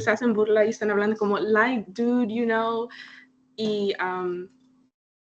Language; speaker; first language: Spanish; early bilingual, heritage; Spanish